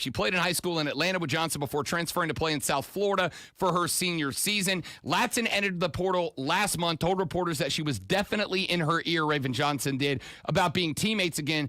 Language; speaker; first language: English; native; English